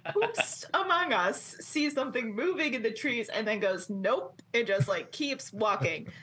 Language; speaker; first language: English; native; English